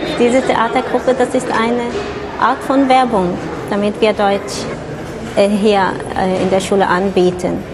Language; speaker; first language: German; non-native, fluent; Arabic